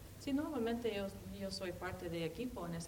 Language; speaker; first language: Spanish; non-native, learner; English